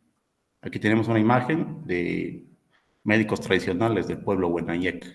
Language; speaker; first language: Spanish; native; Spanish